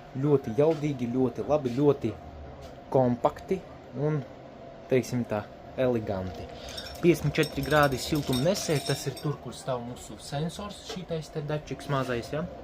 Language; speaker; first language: Latvian; non-native, local second language; Russian